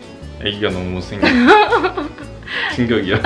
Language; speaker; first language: Korean; native; Korean